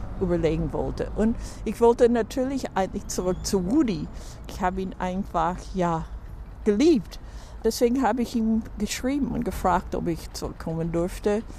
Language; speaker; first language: German; non-native, fluent; English